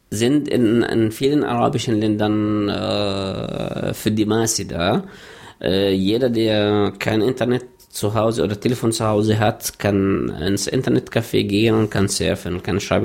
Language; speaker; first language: German; non-native, fluent; Arabic